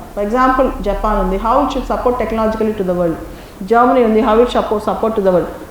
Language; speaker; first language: English; non-native, local second language; Telugu